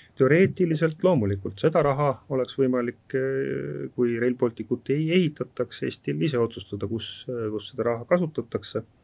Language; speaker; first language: Estonian; native; Estonian